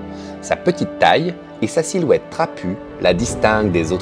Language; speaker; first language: French; native; French